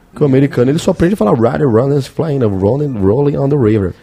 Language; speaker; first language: Portuguese; native; Portuguese